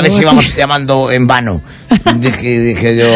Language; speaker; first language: Spanish; native; Spanish